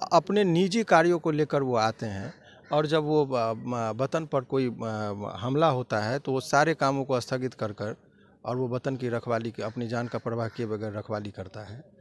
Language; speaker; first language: Hindi; native; Hindi